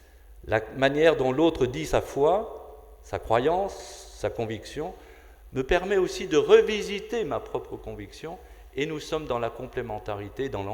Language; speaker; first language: French; native; French